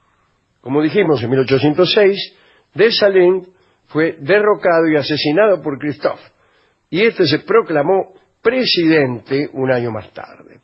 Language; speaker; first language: Spanish; native; Spanish